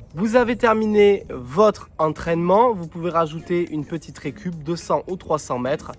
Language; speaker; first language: French; native; French